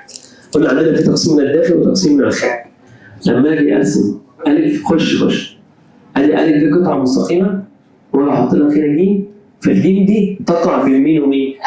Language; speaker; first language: Arabic; native; Arabic